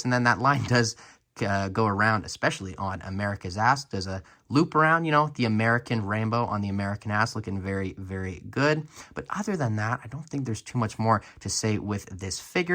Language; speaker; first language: English; native; English